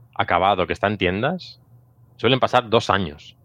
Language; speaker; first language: Spanish; native; Spanish